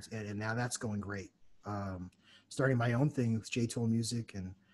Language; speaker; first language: English; native; English